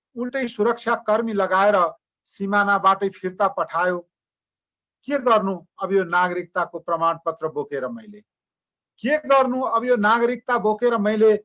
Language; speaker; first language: Nepali; native; Nepali